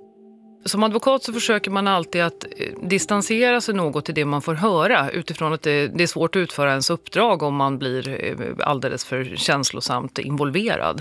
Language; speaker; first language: Swedish; native; Swedish